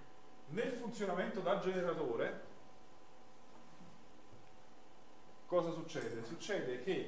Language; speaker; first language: Italian; native; Italian